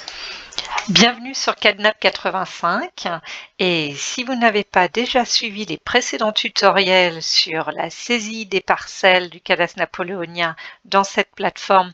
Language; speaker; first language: French; native; French